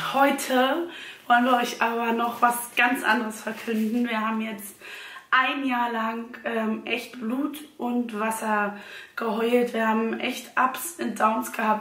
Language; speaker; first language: German; native; German